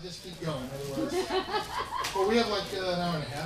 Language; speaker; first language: English; native; English